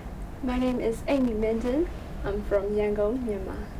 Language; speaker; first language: English; non-native, fluent; Burmese